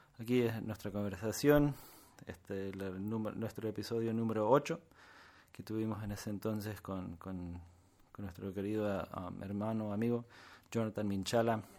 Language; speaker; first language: Spanish; non-native, fluent; English